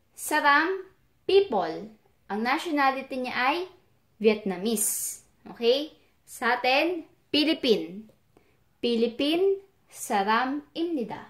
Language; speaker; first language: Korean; non-native, fluent; Filipino